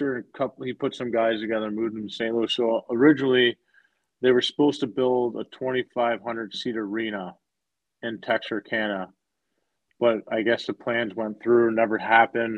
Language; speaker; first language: English; native; English